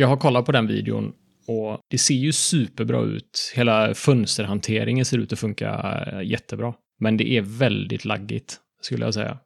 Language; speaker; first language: Swedish; native; Swedish